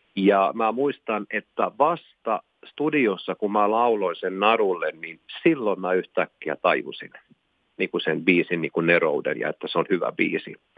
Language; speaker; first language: Finnish; non-native, local second language; Swedish